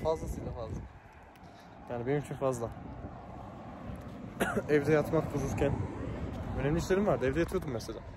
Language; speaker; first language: Turkish; native; Turkish